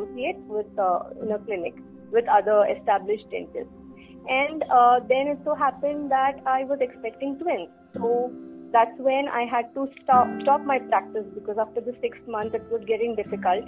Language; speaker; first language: English; non-native, local second language; Hindi